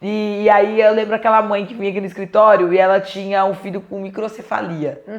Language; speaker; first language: Portuguese; native; Portuguese